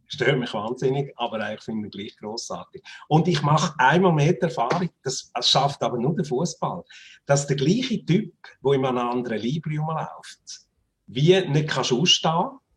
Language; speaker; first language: German; native; German